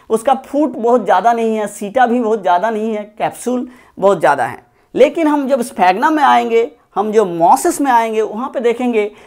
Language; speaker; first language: Hindi; non-native, local second language; Bangla